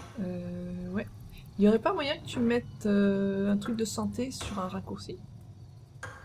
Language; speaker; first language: French; native; French